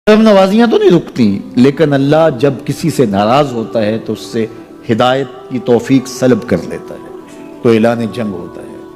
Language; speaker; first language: Urdu; non-native, local second language; Punjabi